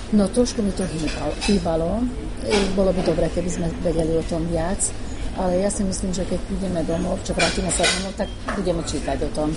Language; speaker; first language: Slovak; non-native, local second language; Hungarian